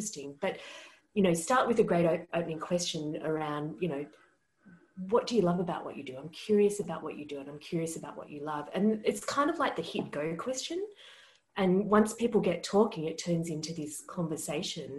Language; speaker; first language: English; native; English